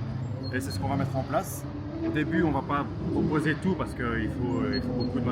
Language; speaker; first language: French; native; French